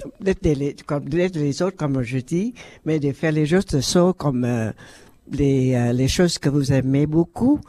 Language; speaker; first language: French; non-native, learner; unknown